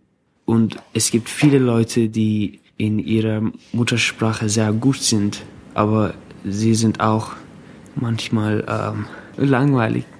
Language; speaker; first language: German; non-native, fluent; Turkish